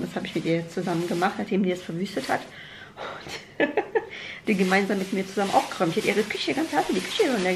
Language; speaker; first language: German; native; German